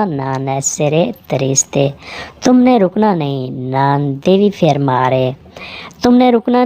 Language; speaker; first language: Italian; non-native, learner; Urdu